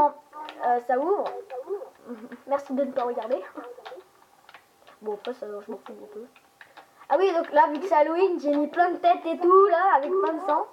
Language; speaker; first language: French; native; French